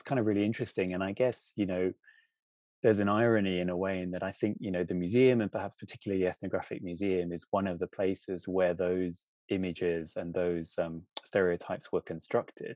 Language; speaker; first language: English; native; English